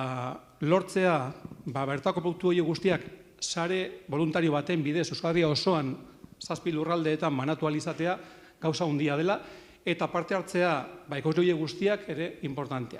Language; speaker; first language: Basque; native; Basque